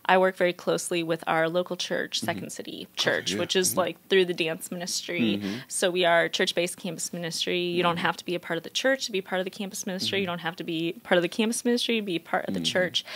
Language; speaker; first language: English; native; English